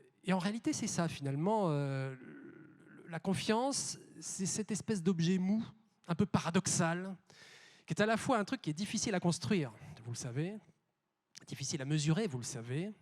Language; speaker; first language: French; native; French